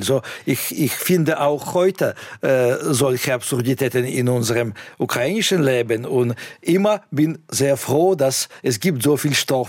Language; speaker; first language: German; non-native, fluent; Russian